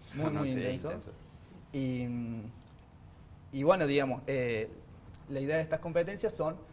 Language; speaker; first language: Spanish; native; Spanish